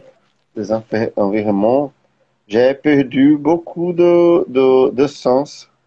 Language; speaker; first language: French; non-native, learner; Portuguese